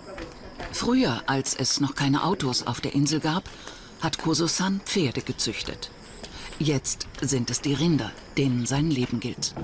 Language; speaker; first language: German; native; German